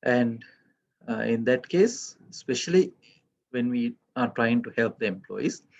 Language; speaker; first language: English; non-native, local second language; Sinhala